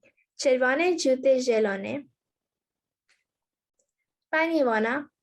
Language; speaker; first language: Polish; non-native, learner; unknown